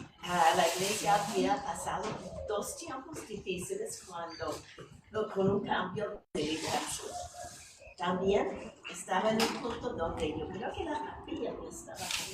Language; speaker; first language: Spanish; non-native, fluent; English